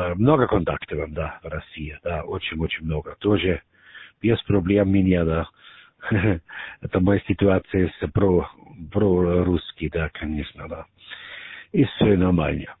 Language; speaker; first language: Russian; non-native, learner; German